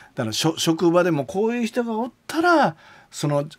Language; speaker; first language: Japanese; native; Japanese